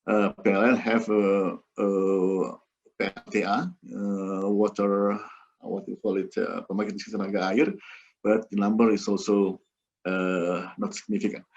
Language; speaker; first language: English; non-native, learner; Indonesian